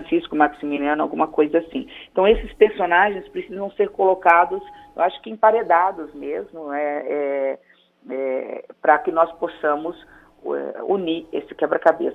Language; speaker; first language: Portuguese; native; Portuguese